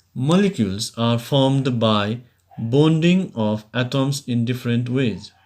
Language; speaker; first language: English; non-native, local second language; Nepali